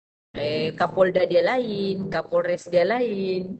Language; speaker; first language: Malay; non-native, local second language; Buginese